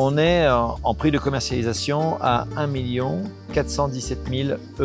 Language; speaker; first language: French; native; French